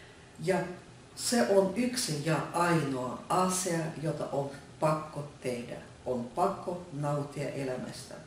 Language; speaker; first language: Finnish; non-native, fluent; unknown